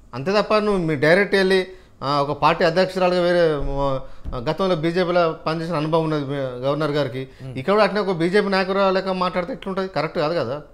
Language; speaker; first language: Telugu; native; Telugu